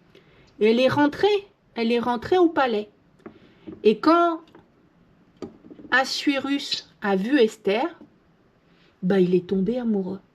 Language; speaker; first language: French; native; French